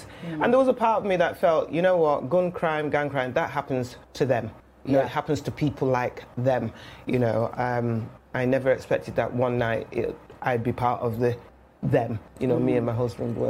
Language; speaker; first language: English; native; English